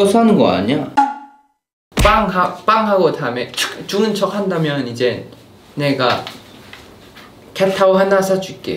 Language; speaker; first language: Korean; non-native, fluent; Thai